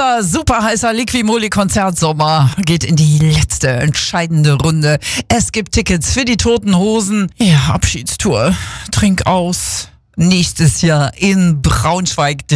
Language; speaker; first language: German; native; German